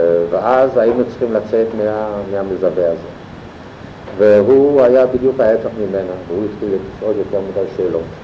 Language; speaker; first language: Hebrew; non-native, fluent; German